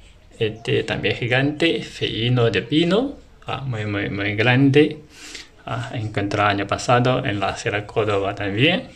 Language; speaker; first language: Spanish; non-native, learner; Chinese